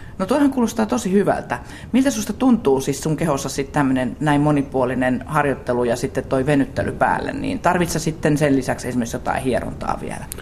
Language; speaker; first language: Finnish; native; Finnish